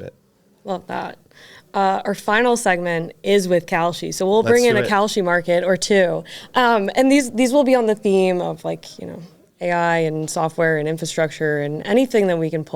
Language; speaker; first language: English; native; English